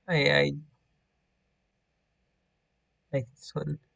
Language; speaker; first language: English; non-native, learner; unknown